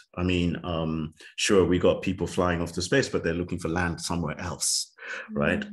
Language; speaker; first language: English; native; English